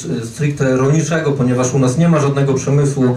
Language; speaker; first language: Polish; native; Polish